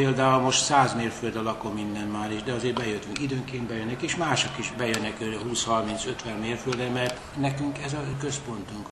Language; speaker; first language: Hungarian; native; Hungarian